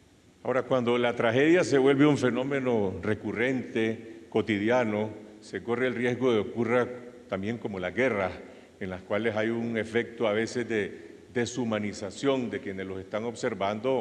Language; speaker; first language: Spanish; native; Spanish